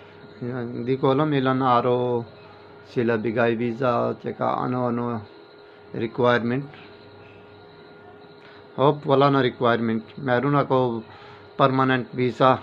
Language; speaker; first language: Filipino; non-native, learner; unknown